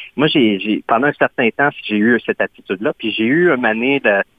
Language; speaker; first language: French; native; French